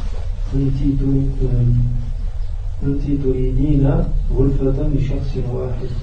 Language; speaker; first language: Arabic; non-native, learner; French